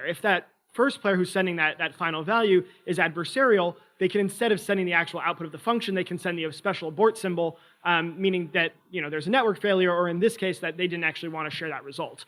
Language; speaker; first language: English; native; English